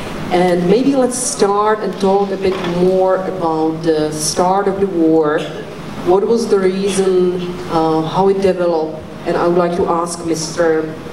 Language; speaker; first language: English; non-native, fluent; Czech